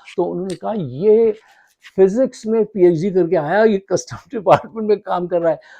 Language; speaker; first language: Urdu; native; Urdu